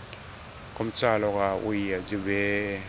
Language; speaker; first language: French; non-native, fluent; Korean